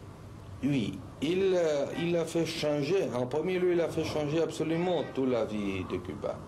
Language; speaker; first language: French; non-native, learner; Spanish